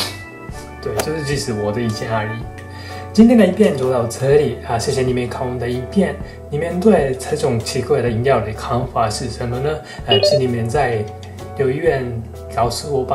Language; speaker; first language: Chinese; non-native, fluent; Japanese